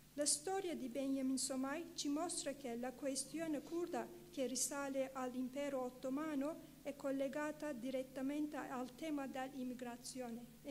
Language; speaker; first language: Italian; non-native, fluent; Kurdish